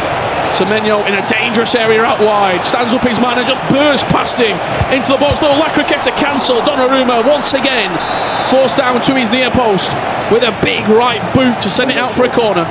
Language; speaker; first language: English; native; English